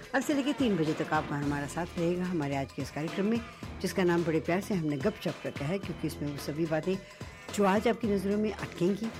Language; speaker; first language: Hindi; early bilingual, other home language; Punjabi